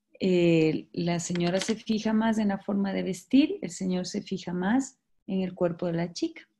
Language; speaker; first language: Spanish; native; Spanish